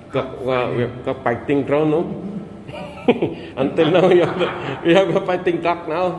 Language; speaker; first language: English; non-native, learner; Filipino